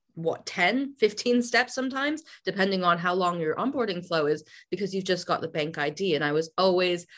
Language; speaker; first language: English; native; English